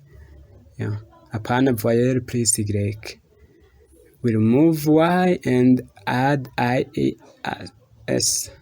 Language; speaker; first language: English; non-native, fluent; Rundi